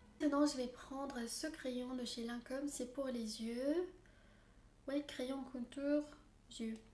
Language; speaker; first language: French; non-native, fluent; Armenian